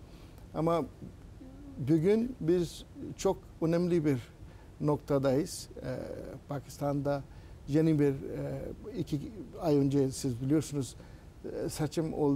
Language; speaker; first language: Turkish; non-native, learner; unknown